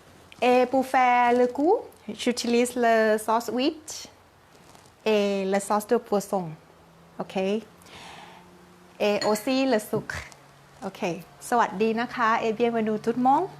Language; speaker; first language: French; non-native, learner; Thai